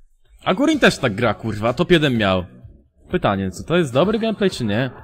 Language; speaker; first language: Polish; native; Polish